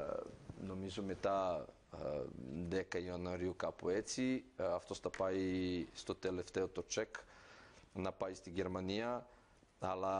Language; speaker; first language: Greek; non-native, fluent; Serbian